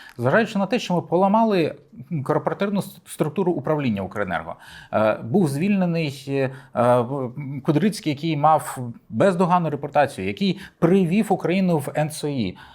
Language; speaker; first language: Ukrainian; native; Ukrainian